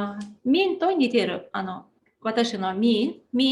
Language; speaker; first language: Japanese; non-native, fluent; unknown